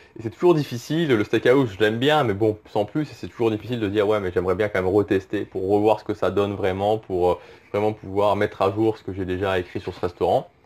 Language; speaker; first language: French; native; French